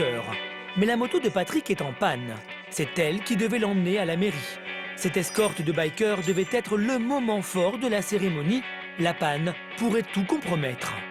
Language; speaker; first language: French; native; French